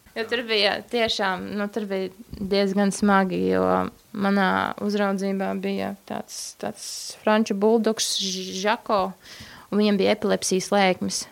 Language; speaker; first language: Latvian; native; Latvian